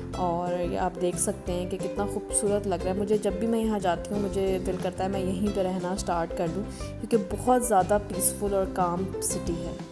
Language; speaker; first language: Urdu; native; Urdu